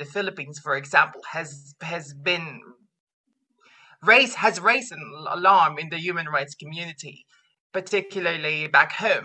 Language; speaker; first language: English; non-native, local second language; Filipino